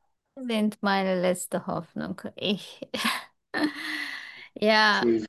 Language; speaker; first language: German; non-native, fluent; Turkish